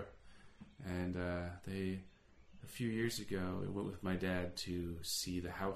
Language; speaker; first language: English; native; English